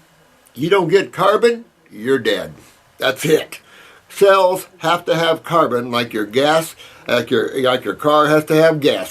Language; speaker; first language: English; native; English